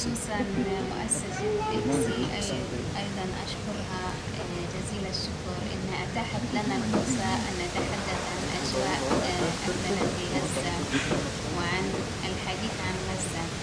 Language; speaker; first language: Arabic; native; Arabic